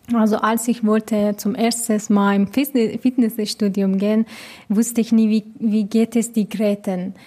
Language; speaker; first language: German; non-native, learner; Persian